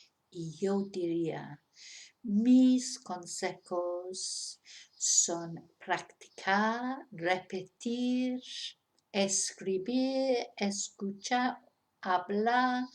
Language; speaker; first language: Spanish; non-native, fluent; English